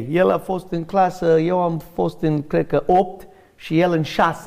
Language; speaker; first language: Romanian; non-native, learner; English